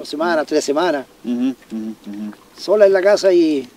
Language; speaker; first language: Spanish; native; Spanish